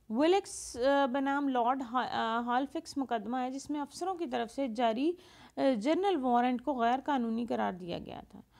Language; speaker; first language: Urdu; non-native, local second language; Punjabi